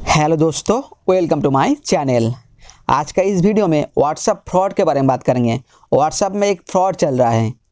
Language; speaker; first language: Hindi; non-native, local second language; Bangla